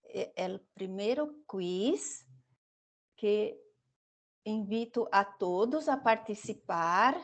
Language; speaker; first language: Spanish; non-native, fluent; Portuguese